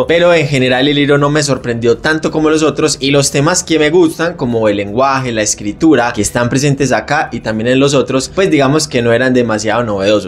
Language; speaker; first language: Spanish; native; Spanish